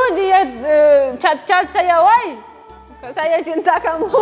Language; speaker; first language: Indonesian; non-native, learner; Russian